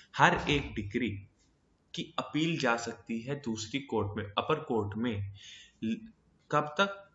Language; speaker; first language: Hindi; native; Hindi